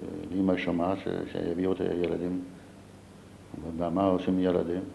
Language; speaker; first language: Hebrew; non-native, fluent; Yiddish